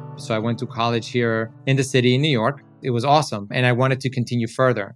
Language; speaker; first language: English; early bilingual, other home language; Spanish